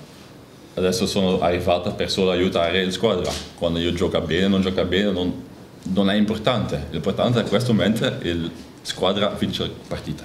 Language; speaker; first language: Italian; non-native, learner; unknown